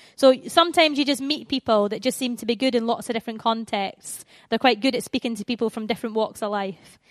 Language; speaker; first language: English; native; English